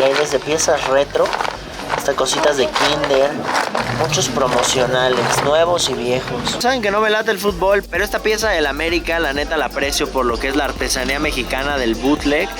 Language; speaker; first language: Spanish; native; Spanish